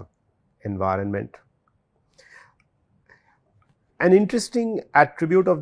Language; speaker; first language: English; non-native, local second language; Hindi